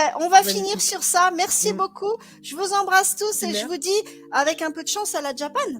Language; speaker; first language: French; native; French